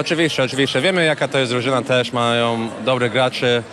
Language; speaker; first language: Polish; early bilingual, heritage; English